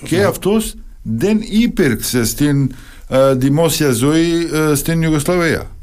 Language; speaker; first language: Greek; non-native, fluent; Serbian